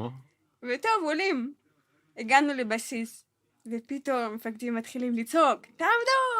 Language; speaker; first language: Hebrew; non-native, fluent; Russian